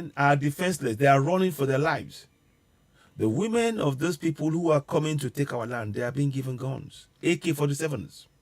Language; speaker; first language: English; non-native, local second language; Yoruba